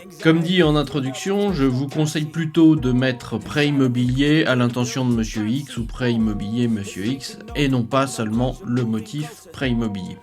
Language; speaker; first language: French; native; French